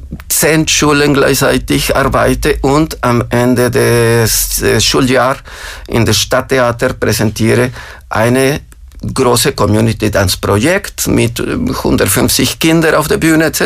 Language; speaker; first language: German; non-native, fluent; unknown